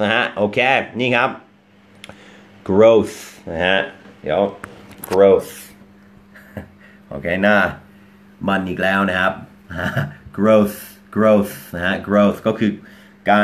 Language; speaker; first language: Thai; non-native, fluent; English